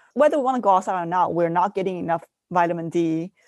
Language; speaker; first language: English; early bilingual, other home language; Chinese